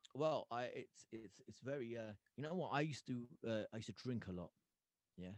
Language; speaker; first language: English; early bilingual, other home language; Punjabi